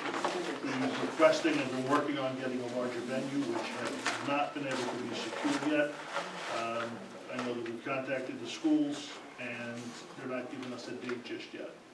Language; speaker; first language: English; native; English